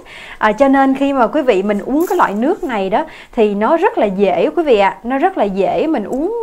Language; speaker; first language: Vietnamese; native; Vietnamese